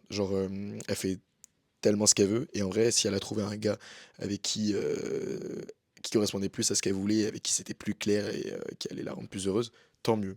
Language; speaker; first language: French; native; French